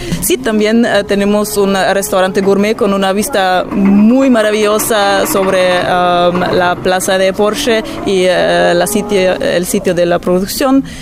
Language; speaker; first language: Spanish; non-native, fluent; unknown